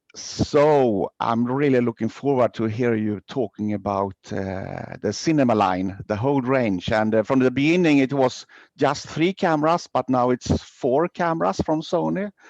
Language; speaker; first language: English; non-native, fluent; Swedish